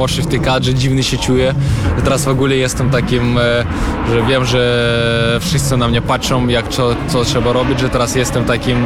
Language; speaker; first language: Polish; non-native, fluent; Russian